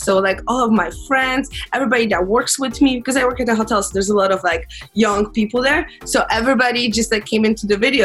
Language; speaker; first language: English; non-native, fluent; Polish